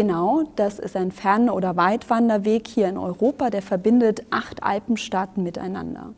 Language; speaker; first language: German; native; German